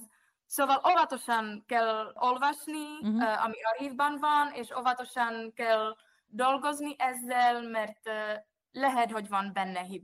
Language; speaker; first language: Hungarian; non-native, fluent; Czech